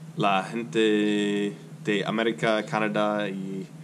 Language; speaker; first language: Spanish; non-native, learner; English